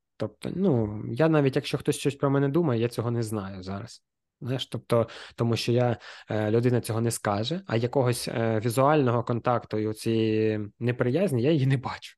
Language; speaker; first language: Ukrainian; non-native, local second language; Russian